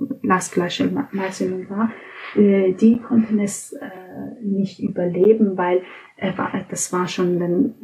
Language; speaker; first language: German; non-native, fluent; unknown